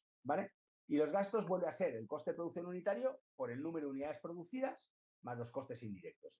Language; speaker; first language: Spanish; native; Spanish